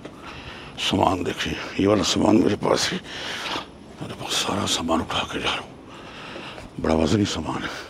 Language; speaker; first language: Urdu; non-native, local second language; Punjabi